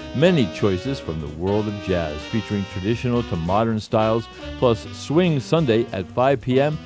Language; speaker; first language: English; native; English